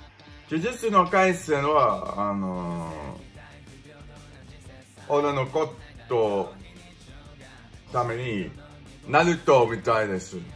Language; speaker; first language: Japanese; non-native, learner; English